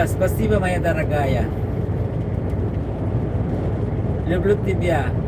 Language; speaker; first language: Russian; non-native, learner; English